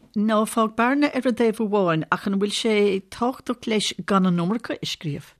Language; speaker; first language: Irish; native; Irish